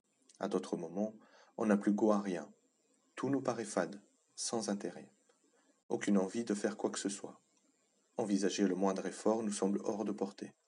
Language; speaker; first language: French; native; French